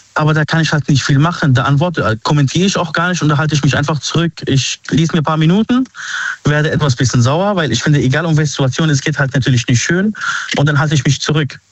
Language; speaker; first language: German; non-native, fluent; Arabic